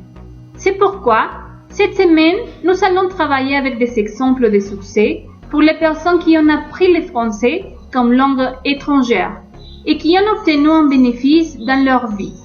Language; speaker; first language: French; non-native, fluent; Spanish